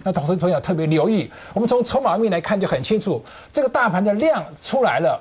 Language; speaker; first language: Chinese; native; Chinese